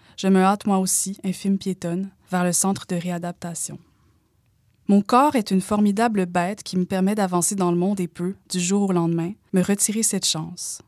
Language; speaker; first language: French; native; French